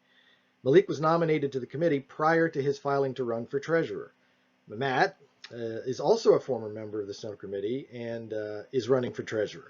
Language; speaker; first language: English; native; English